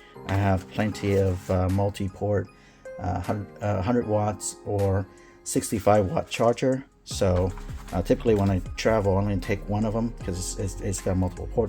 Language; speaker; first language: English; native; English